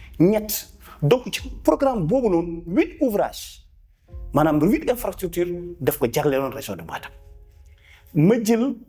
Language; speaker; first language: Wolof; non-native, local second language; Fula